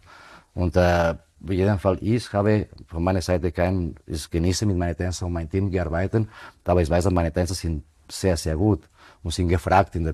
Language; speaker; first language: German; non-native, fluent; Spanish